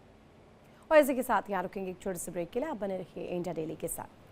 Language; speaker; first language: Hindi; native; Hindi